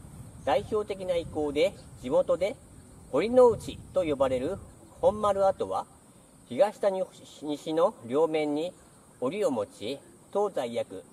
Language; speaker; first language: Japanese; native; Japanese